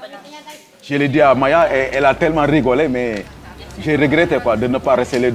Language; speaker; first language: French; non-native, local second language; Wolof